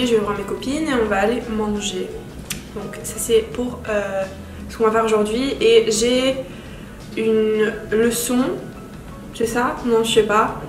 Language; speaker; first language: French; non-native, fluent; Finnish